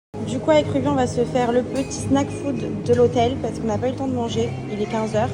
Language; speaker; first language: French; native; French